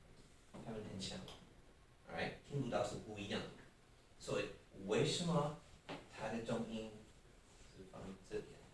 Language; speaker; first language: Chinese; non-native, learner; English